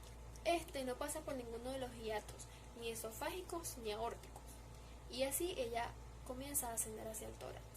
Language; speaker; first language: Spanish; native; Spanish